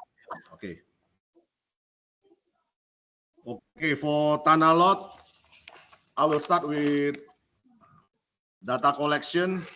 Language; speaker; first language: English; non-native, local second language; Indonesian